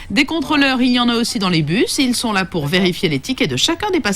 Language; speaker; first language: French; native; French